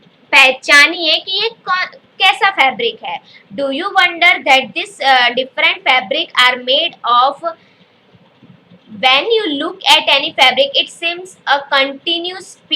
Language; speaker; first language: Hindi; native; Hindi